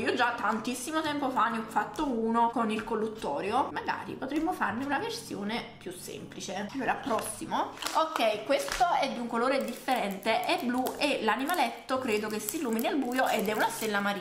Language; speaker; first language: Italian; native; Italian